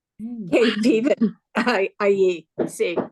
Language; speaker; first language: Spanish; non-native, learner; English